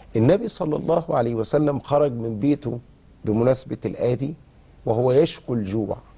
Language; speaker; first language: Egyptian Arabic; native; Egyptian Arabic